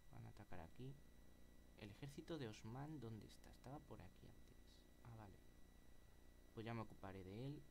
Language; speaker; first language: Spanish; native; Spanish